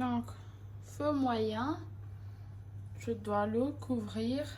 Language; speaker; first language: French; non-native, local second language; Malagasy